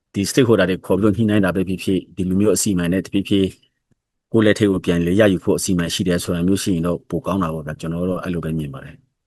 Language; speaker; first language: Burmese; non-native, local second language; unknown